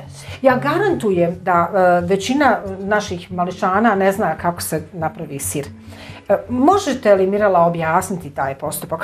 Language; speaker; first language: Croatian; native; Croatian